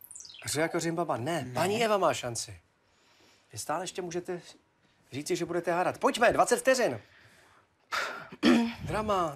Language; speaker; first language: Czech; native; Czech